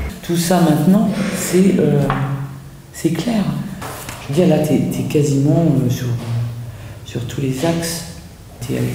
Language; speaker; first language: French; native; French